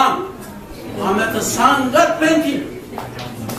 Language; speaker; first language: Indonesian; non-native, learner; Turkish